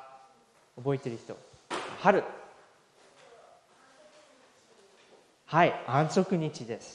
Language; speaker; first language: Japanese; non-native, fluent; English